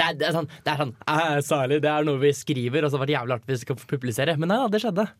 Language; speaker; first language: Norwegian; native; Norwegian